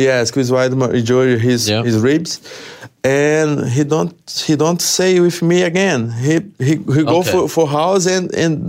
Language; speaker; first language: English; non-native, learner; Portuguese